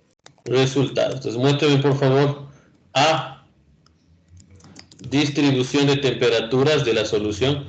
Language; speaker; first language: Spanish; native; Spanish